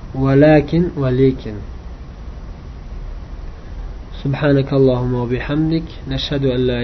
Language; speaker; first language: Arabic; non-native, fluent; Uzbek